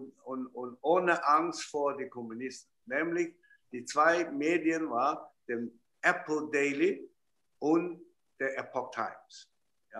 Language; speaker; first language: German; non-native, fluent; Chinese